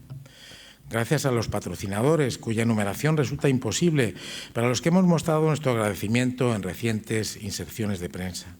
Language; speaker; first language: Spanish; native; Spanish